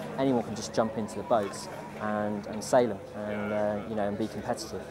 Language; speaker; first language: English; native; English